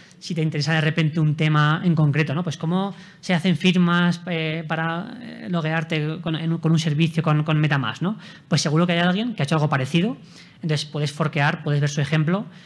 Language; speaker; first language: Spanish; native; Spanish